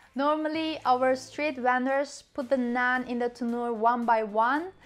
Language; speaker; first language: English; non-native, fluent; Chinese